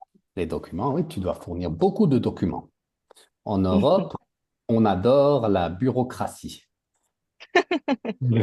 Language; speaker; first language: French; native; French